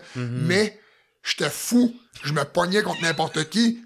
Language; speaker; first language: French; native; French